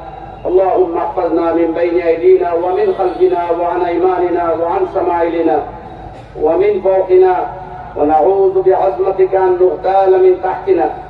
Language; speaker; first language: Arabic; non-native, fluent; Bangla